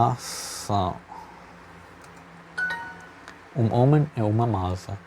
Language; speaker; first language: Portuguese; non-native, learner; English